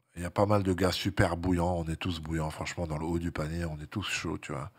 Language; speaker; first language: French; native; French